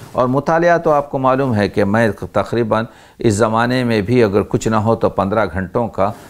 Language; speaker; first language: Hindi; native; Hindi